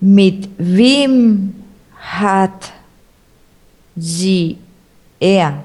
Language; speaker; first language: German; non-native, learner; Spanish